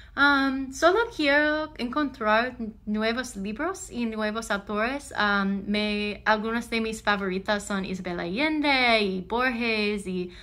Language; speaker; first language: Spanish; non-native, learner; English